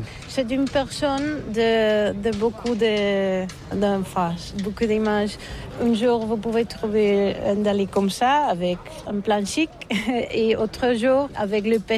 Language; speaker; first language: French; non-native, learner; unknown